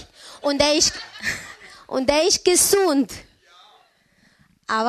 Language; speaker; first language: German; non-native, learner; Romanian